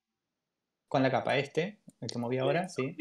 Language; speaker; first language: Spanish; native; Spanish